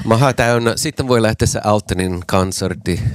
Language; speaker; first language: Finnish; non-native, learner; English